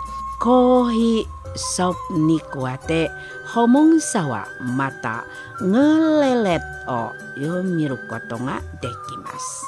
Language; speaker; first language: Japanese; non-native, fluent; Indonesian